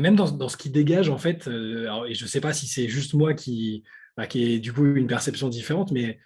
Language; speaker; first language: French; native; French